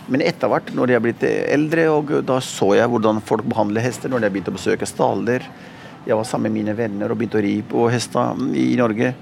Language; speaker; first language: Norwegian; early bilingual, other home language; Punjabi